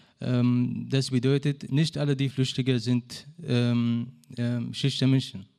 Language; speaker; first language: German; non-native, learner; Arabic